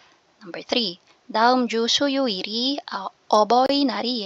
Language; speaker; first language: Korean; non-native, learner; Filipino